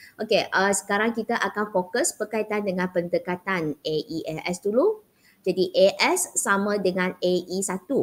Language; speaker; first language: Malay; non-native, local second language; Chinese